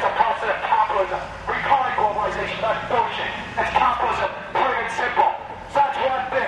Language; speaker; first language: English; native; English